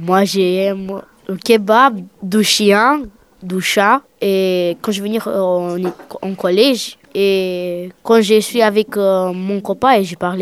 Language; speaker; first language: French; non-native, learner; Romanian